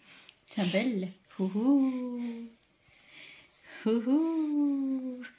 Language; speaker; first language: Finnish; native; Finnish